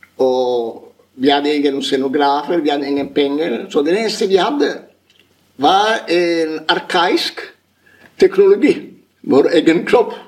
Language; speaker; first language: Norwegian; non-native, fluent; Italian